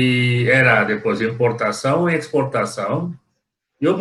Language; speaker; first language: Portuguese; non-native, fluent; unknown